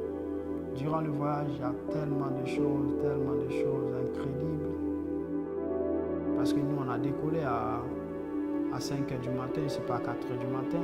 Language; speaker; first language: French; non-native, local second language; Bambara